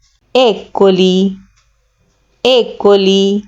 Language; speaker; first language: Italian; non-native, fluent; Urdu